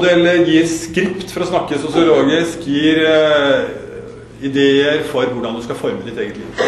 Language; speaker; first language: Norwegian; native; Norwegian